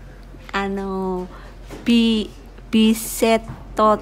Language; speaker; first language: Japanese; non-native, fluent; Indonesian